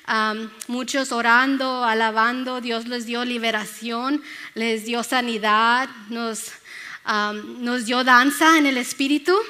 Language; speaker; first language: Spanish; early bilingual, other home language; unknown